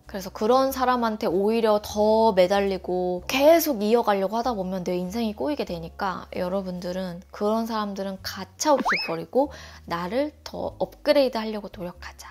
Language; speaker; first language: Korean; native; Korean